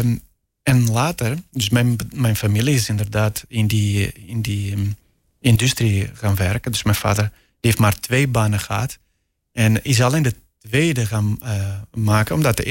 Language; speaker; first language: Dutch; non-native, fluent; Portuguese